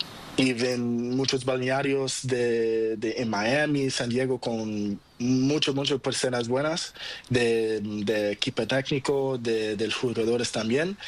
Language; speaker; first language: Spanish; non-native, learner; Portuguese